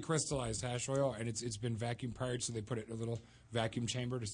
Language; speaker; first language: English; native; English